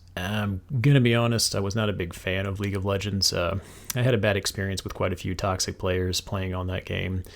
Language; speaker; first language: English; native; English